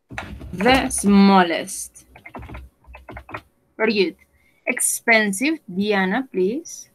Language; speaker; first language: English; non-native, fluent; Spanish